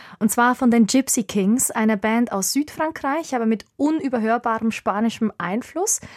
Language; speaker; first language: German; native; German